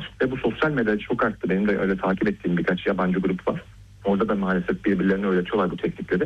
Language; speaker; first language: Turkish; native; Turkish